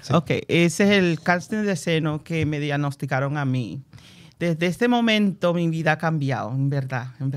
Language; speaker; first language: Spanish; early bilingual, heritage; Spanish